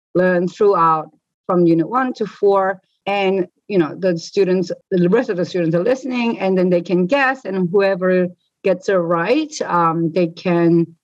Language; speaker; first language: English; native; English